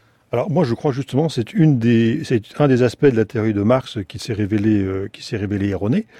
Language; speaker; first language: French; native; French